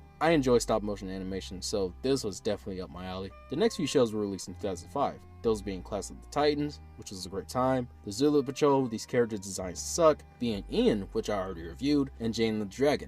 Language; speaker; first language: English; native; English